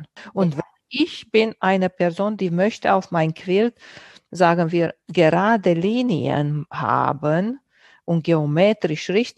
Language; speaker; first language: German; non-native, fluent; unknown